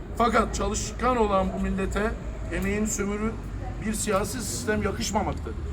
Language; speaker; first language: Turkish; early bilingual, heritage; Turkish